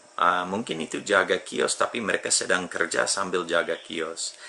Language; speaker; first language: Indonesian; non-native, fluent; English